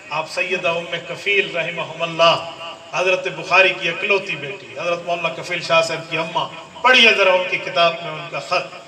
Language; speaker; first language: Urdu; non-native, local second language; Punjabi